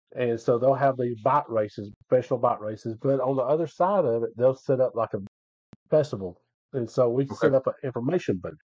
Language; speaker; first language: English; native; English